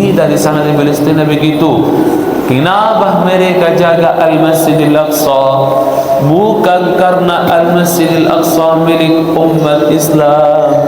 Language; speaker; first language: Indonesian; non-native, fluent; Arabic